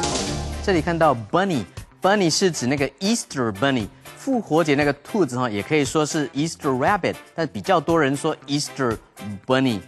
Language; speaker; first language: Chinese; native; Chinese